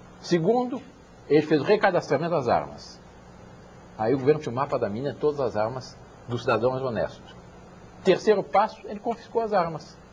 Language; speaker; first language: Portuguese; early bilingual, other home language; French